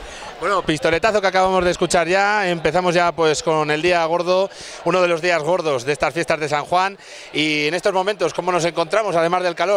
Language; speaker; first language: Spanish; native; Spanish